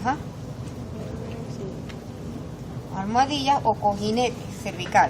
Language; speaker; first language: Spanish; native; Spanish